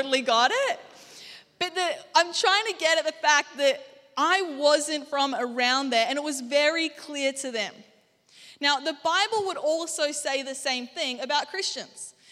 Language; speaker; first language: English; native; English